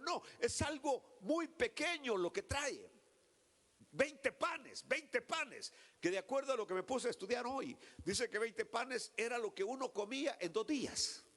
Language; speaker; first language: Spanish; native; Spanish